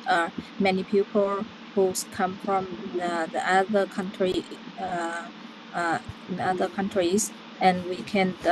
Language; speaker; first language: English; non-native, learner; Vietnamese